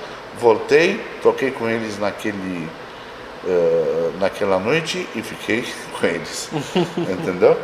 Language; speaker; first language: Portuguese; non-native, fluent; Romanian